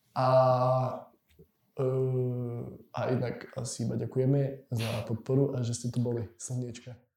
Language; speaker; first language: Slovak; native; Slovak